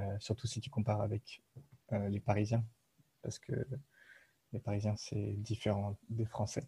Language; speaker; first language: French; native; French